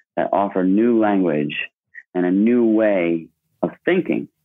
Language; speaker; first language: English; native; English